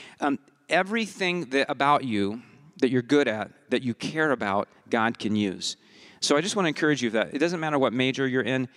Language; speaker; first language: English; early bilingual, heritage; English